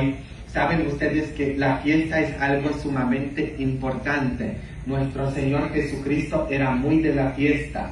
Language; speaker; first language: Spanish; non-native, fluent; English